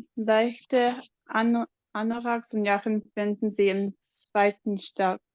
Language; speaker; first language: German; non-native, learner; English